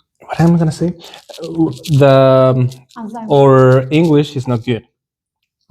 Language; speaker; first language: English; non-native, learner; Spanish